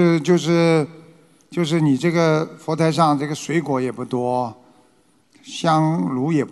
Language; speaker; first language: Chinese; native; Chinese